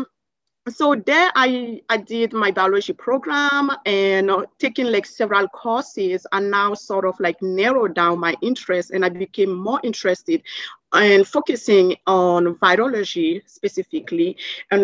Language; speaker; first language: English; non-native, fluent; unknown